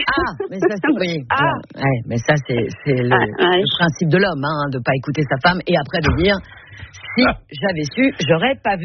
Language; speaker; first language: French; native; French